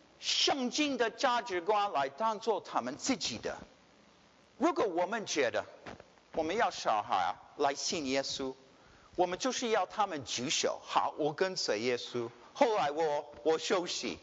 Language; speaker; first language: Chinese; early bilingual, heritage; Chinese